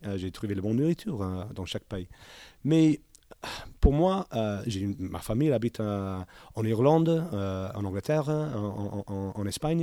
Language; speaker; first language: French; non-native, learner; English